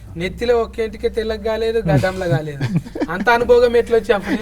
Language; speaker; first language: Telugu; native; Telugu